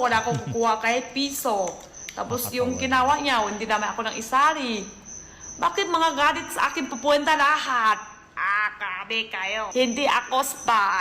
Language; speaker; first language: Filipino; non-native, learner; Chinese